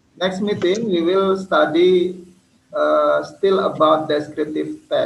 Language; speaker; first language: English; non-native, fluent; Indonesian